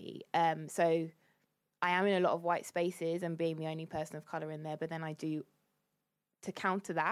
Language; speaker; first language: English; native; English